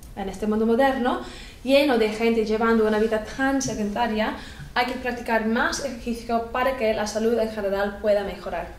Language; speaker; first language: Spanish; non-native, fluent; English